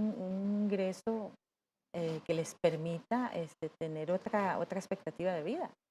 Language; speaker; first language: Spanish; native; Spanish